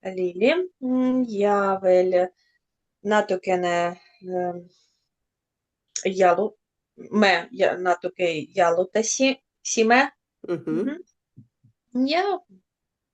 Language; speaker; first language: Estonian; non-native, learner; Russian